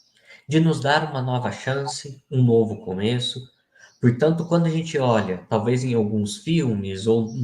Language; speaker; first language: Portuguese; native; Portuguese